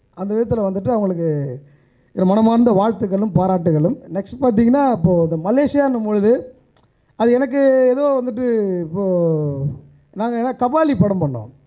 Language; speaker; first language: Tamil; native; Tamil